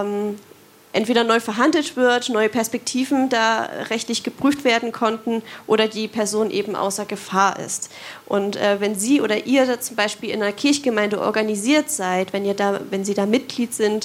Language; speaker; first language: German; native; German